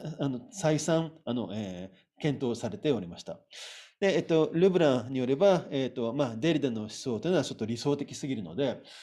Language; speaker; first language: Japanese; native; Japanese